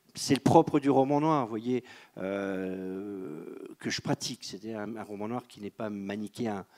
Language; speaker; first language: French; native; French